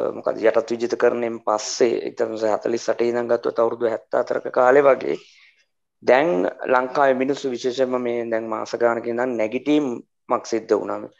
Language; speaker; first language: Sinhala; native; Sinhala